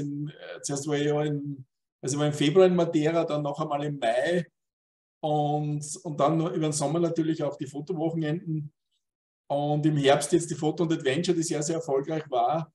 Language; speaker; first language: German; native; German